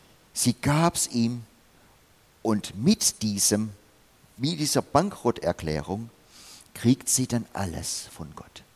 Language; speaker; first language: German; non-native, fluent; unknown